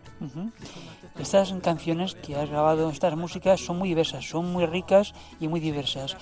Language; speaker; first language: Spanish; native; Spanish